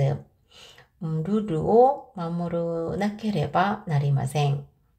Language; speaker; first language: Japanese; non-native, fluent; Korean